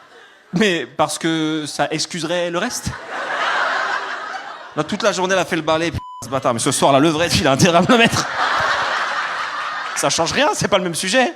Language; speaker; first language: French; native; French